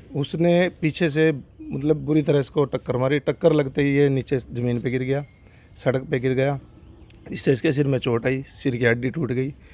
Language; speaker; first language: Hindi; native; Hindi